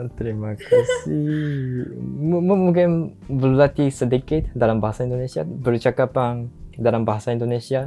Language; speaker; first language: Indonesian; non-native, learner; Japanese